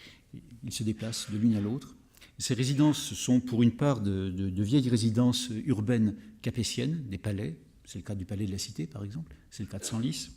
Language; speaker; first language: French; native; French